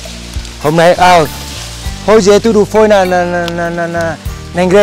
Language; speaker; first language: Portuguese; non-native, learner; Vietnamese